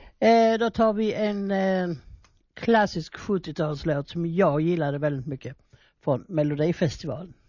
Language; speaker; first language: Swedish; native; Swedish